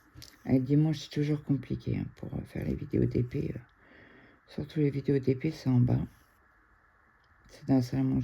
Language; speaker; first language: French; native; French